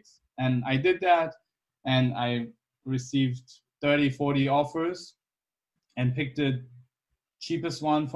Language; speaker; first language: English; non-native, fluent; German